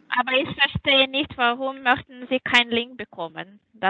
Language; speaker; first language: German; non-native, fluent; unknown